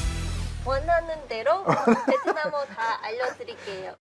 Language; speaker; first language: Korean; non-native, fluent; Vietnamese